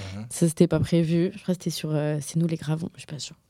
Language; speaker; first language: French; native; French